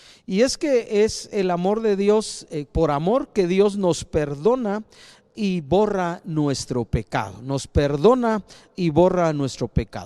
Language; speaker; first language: Spanish; native; Spanish